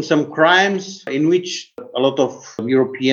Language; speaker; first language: English; non-native, fluent; Romanian